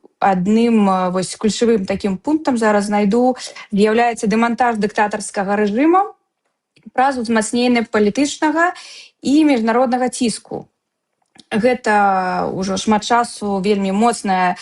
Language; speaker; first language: Belarusian; non-native, local second language; Russian